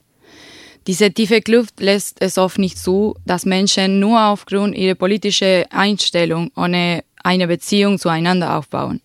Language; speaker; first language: German; non-native, fluent; Spanish